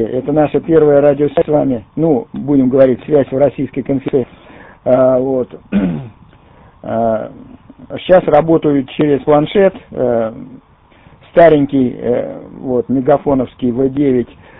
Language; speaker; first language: Russian; native; Russian